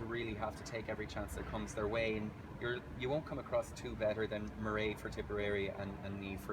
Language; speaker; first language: English; native; English